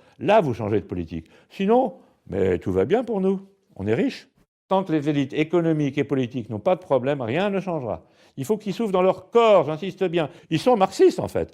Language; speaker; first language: French; native; French